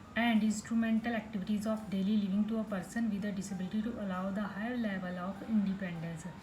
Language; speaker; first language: English; non-native, local second language; Punjabi